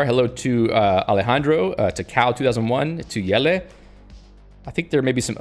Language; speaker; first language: English; native; English